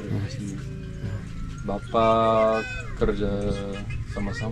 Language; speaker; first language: Indonesian; non-native, learner; English